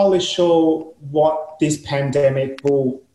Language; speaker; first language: English; native; English